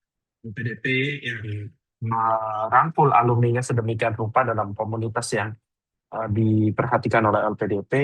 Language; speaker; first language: Indonesian; native; Indonesian